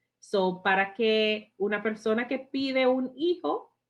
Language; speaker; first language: Spanish; non-native, fluent; English